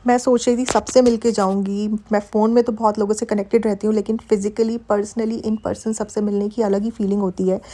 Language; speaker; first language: Hindi; native; Hindi